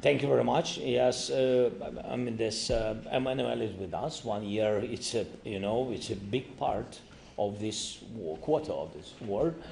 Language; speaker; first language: English; non-native, learner; Ukrainian